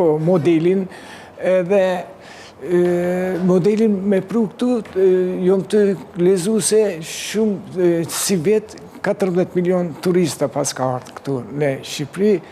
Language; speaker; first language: Albanian; early bilingual, heritage; Turkish